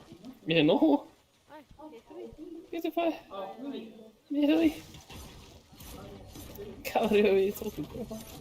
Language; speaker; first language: Māori; non-native, local second language; English